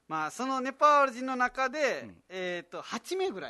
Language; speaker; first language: Japanese; non-native, fluent; Nepali